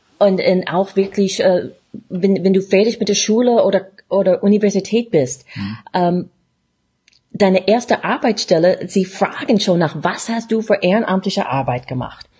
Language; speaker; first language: German; non-native, fluent; English